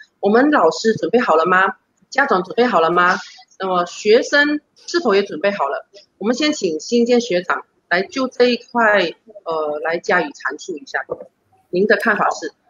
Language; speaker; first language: Chinese; native; Chinese